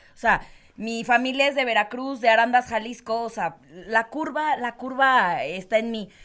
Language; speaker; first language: Spanish; native; Spanish